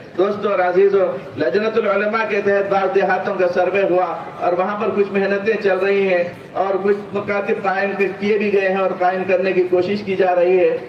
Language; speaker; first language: Urdu; native; Urdu